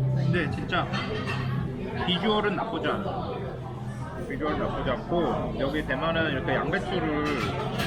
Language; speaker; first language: Korean; native; Korean